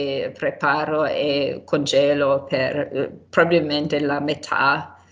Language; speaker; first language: Italian; non-native, fluent; English